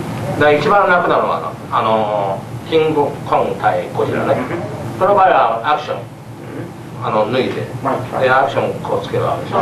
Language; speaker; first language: Japanese; native; Japanese